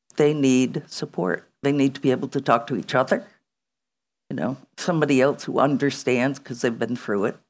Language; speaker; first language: English; native; English